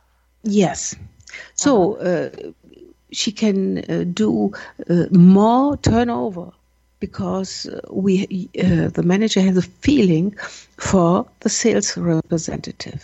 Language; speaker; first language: English; non-native, learner; German